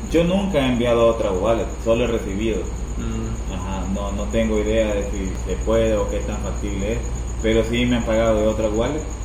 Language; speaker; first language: Spanish; native; Spanish